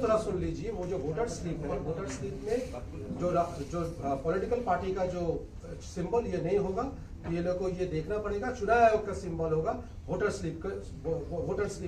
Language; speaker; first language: Hindi; non-native, local second language; Bangla